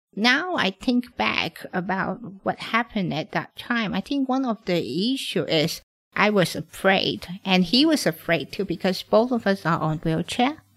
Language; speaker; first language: English; non-native, local second language; Cantonese